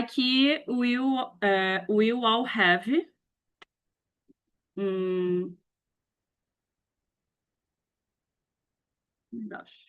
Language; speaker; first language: English; non-native, learner; Portuguese